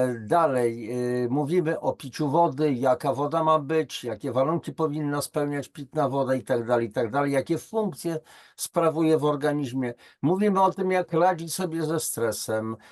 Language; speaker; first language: Polish; native; Polish